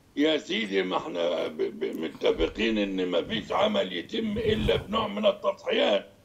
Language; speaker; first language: Arabic; native; Arabic